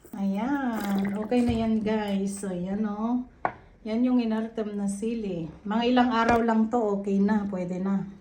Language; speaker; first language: Filipino; non-native, local second language; Iloko